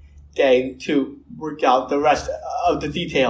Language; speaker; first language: English; native; English